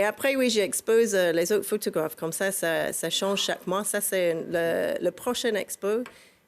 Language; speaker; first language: French; non-native, fluent; English